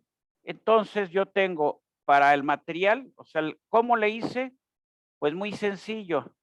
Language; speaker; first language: Spanish; native; Spanish